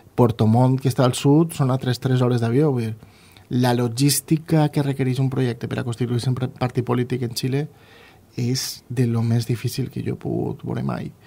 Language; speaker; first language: Catalan; native; Catalan